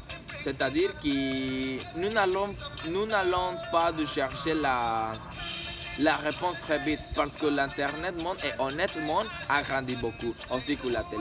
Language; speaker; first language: French; non-native, learner; Spanish